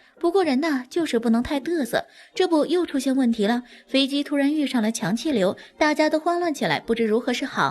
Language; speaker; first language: Chinese; native; Chinese